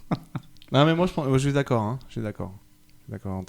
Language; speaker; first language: French; native; French